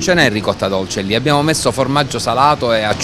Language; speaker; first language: Italian; native; Italian